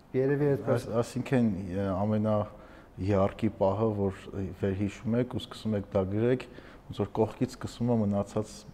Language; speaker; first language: Armenian; native; Armenian